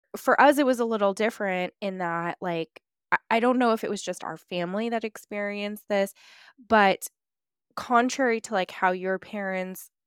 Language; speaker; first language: English; early bilingual, other home language; Filipino